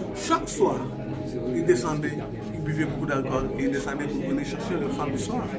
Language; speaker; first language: French; non-native, local second language; Wolof